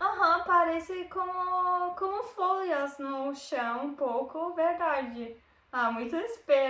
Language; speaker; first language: Portuguese; non-native, learner; German